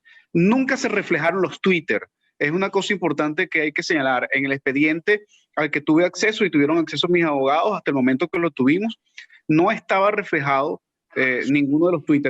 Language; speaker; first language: Spanish; native; Spanish